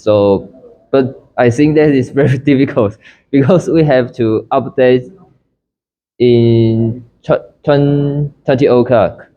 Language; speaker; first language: English; non-native, learner; Chinese